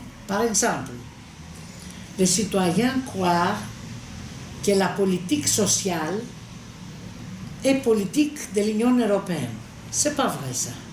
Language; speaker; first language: French; non-native, fluent; Greek